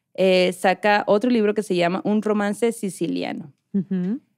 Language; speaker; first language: Spanish; native; Spanish